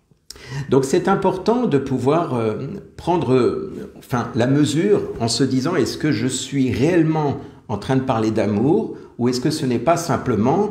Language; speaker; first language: French; native; French